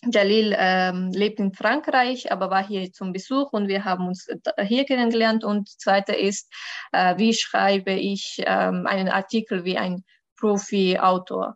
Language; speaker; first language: German; non-native, learner; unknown